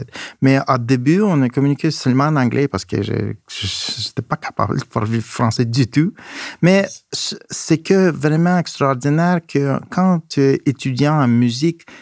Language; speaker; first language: French; non-native, fluent; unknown